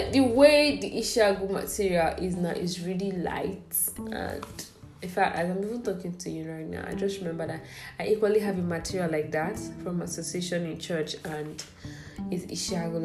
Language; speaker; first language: English; non-native, local second language; Igbo